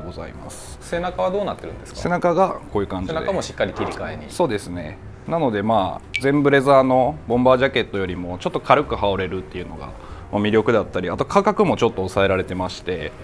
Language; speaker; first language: Japanese; native; Japanese